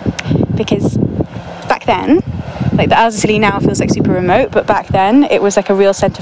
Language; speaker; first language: English; native; English